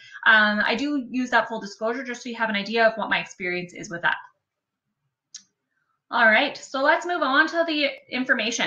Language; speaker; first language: English; native; English